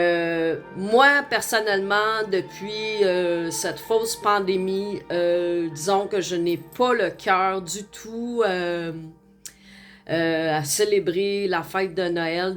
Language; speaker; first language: French; native; French